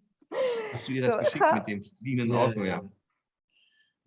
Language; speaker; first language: German; native; German